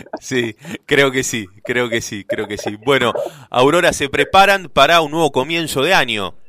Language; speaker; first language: Spanish; native; Spanish